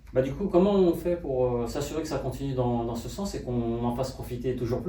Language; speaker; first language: French; native; French